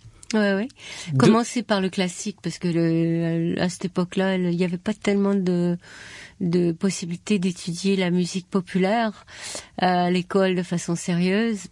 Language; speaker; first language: French; native; French